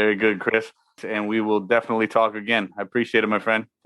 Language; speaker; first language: English; native; English